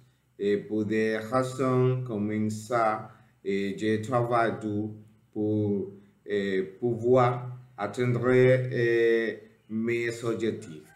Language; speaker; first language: French; non-native, learner; Spanish